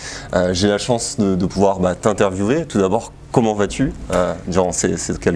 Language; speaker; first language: French; native; French